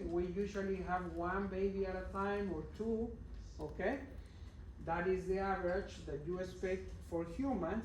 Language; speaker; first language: English; non-native, fluent; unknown